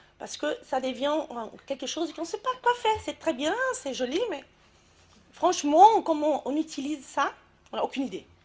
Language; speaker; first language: French; non-native, fluent; Portuguese